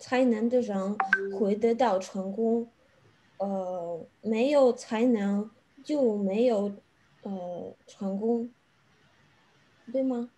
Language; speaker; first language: Chinese; non-native, learner; Russian